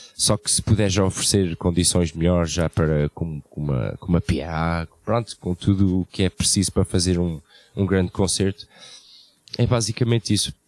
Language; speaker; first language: Portuguese; early bilingual, heritage; Portuguese